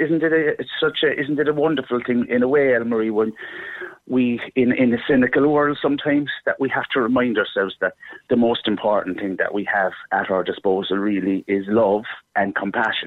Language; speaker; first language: English; native; English